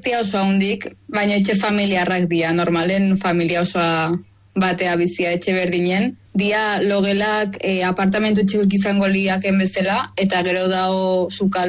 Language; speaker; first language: Basque; native; Basque